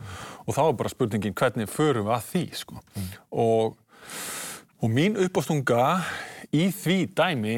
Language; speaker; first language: Icelandic; native; Icelandic